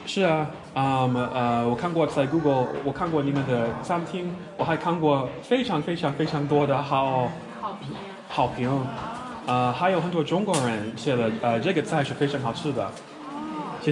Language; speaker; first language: Chinese; non-native, learner; English